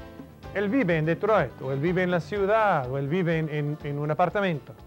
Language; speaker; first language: Spanish; non-native, fluent; English